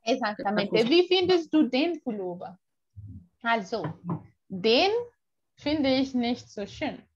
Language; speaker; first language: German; non-native, fluent; Spanish